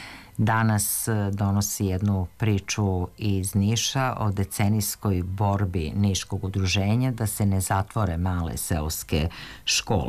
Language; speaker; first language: Serbian; native; Serbian